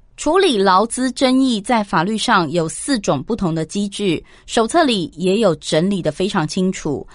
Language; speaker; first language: Chinese; native; Chinese